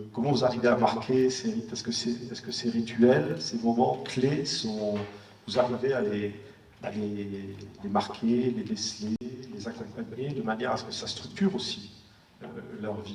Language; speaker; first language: French; native; French